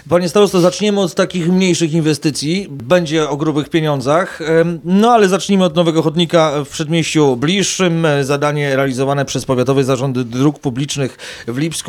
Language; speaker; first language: Polish; native; Polish